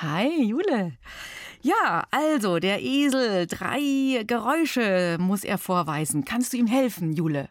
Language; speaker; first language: German; native; German